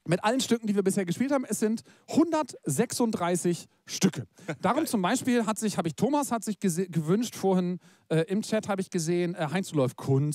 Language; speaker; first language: German; native; German